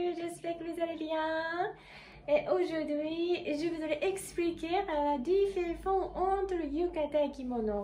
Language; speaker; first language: French; non-native, fluent; Japanese